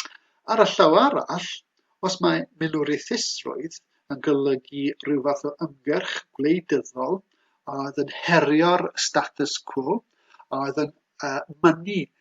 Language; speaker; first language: Welsh; native; Welsh